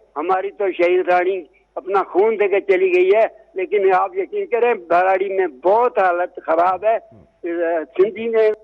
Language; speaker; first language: Urdu; non-native, local second language; Sindhi